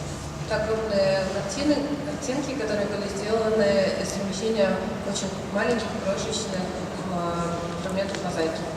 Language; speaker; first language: Russian; native; Russian